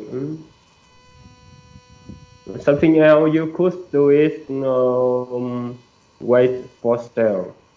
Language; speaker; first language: English; non-native, learner; Vietnamese